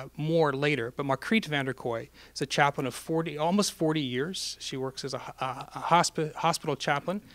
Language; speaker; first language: English; native; English